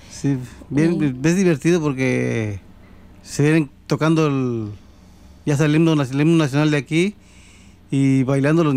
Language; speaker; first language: Spanish; native; Spanish